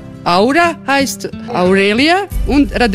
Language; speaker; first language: German; non-native, learner; Croatian